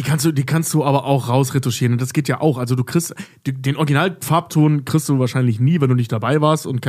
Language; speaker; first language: German; native; German